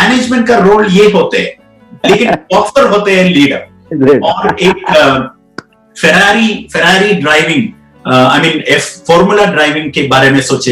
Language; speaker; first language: Hindi; non-native, local second language; Malayalam